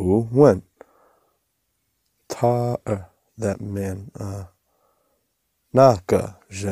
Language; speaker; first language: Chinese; non-native, learner; English